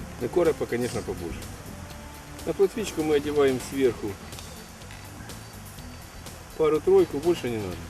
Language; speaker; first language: Russian; non-native, local second language; Ukrainian